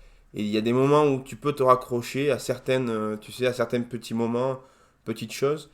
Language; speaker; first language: French; native; French